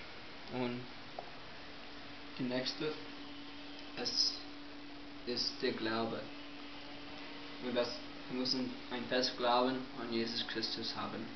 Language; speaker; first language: German; non-native, learner; English